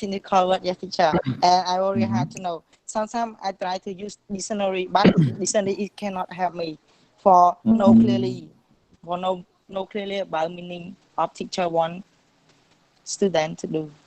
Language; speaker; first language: English; non-native, learner; Khmer